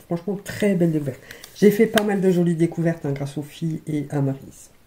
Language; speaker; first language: French; native; French